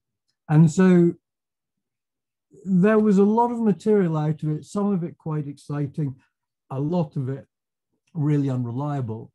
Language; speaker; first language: English; native; English